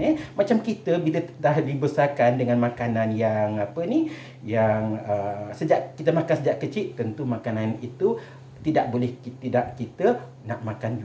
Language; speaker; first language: Malay; native; Malay